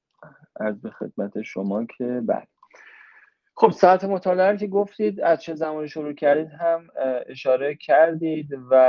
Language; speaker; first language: Persian; native; Persian